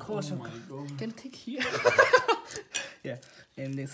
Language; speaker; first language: English; non-native, learner; Japanese